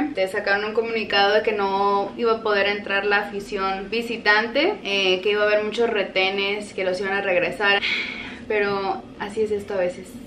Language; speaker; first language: Spanish; native; Spanish